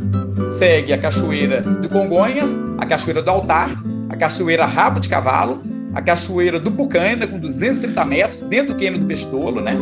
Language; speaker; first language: Portuguese; native; Portuguese